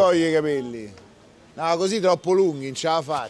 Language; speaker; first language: Italian; native; Italian